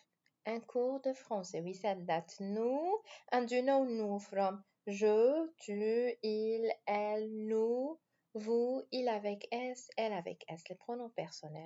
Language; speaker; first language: French; non-native, fluent; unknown